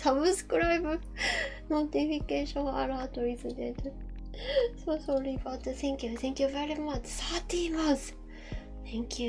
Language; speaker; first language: English; non-native, learner; Japanese